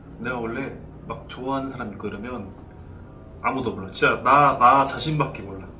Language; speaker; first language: Korean; native; Korean